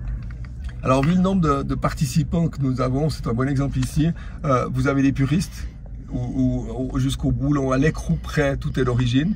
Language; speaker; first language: French; native; French